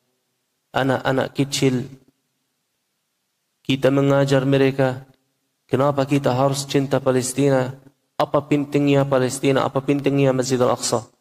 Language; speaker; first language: Indonesian; non-native, fluent; Arabic